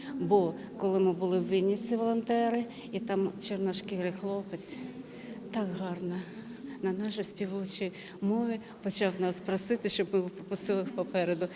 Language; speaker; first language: Ukrainian; non-native, local second language; Russian